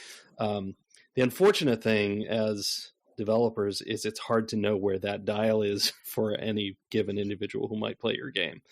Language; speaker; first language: English; native; English